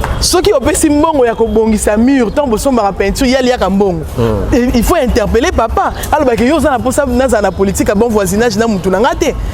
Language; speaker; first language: Lingala; native; Lingala